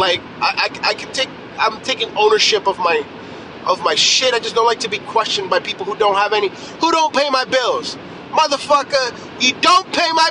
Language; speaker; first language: English; native; English